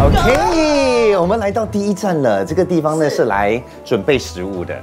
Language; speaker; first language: Chinese; native; Chinese